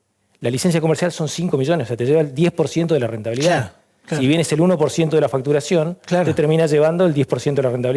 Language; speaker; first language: Spanish; native; Spanish